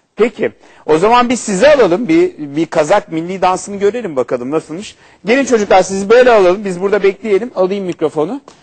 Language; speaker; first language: Turkish; native; Turkish